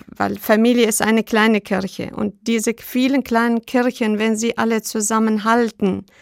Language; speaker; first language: German; non-native, fluent; Arabic